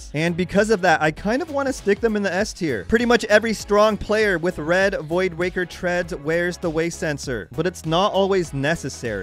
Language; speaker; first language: English; native; English